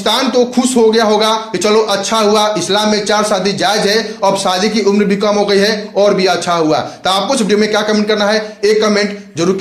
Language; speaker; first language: Hindi; native; Hindi